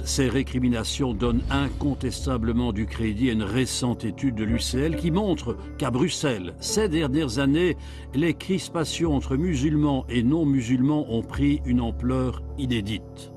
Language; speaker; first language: French; native; French